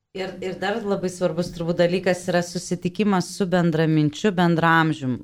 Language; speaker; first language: Lithuanian; native; Lithuanian